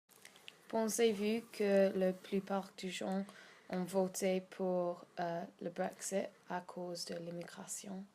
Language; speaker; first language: French; non-native, learner; English